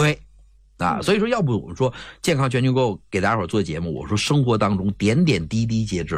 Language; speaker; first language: Chinese; native; Chinese